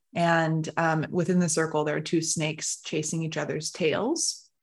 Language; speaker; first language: English; native; English